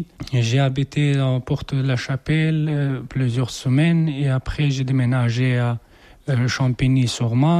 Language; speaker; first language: French; non-native, learner; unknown